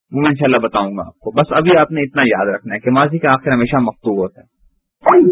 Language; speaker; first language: Urdu; native; Urdu